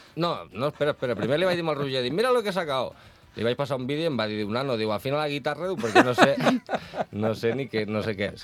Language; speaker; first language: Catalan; non-native, local second language; Spanish